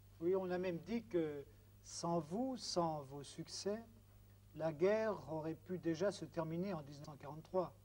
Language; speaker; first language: French; native; French